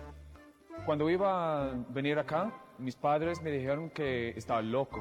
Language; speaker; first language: Spanish; non-native, fluent; English